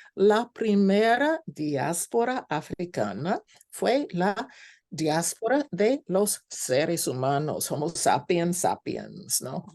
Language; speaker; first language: Spanish; non-native, fluent; English